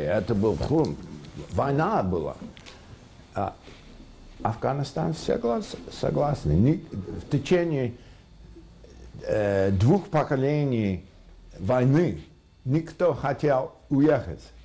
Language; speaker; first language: Russian; non-native, fluent; English